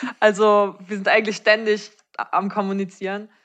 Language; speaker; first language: German; native; German